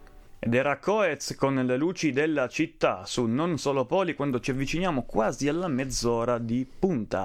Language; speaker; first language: Italian; native; Italian